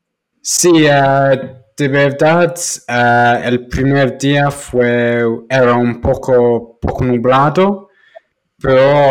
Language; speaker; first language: Spanish; non-native, fluent; English